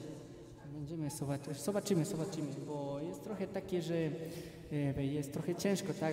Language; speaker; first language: Polish; non-native, fluent; Spanish